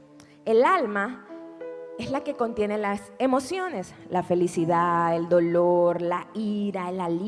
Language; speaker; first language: Spanish; native; Spanish